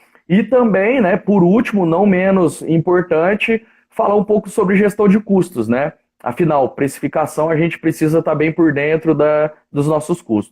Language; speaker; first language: Portuguese; native; Portuguese